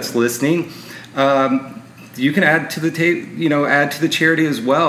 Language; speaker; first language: English; native; English